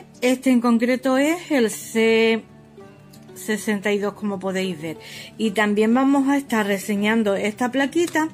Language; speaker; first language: Spanish; native; Spanish